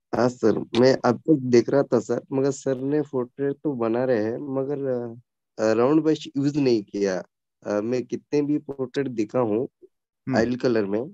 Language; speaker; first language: Hindi; non-native, local second language; Kannada